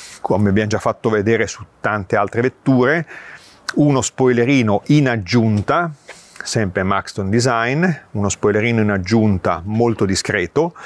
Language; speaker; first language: Italian; native; Italian